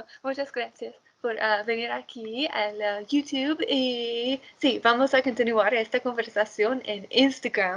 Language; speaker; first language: Spanish; non-native, fluent; English